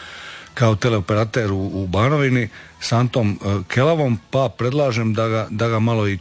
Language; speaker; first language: Serbian; native; Serbian